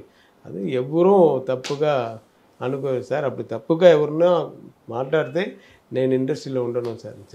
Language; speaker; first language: Telugu; non-native, learner; Tamil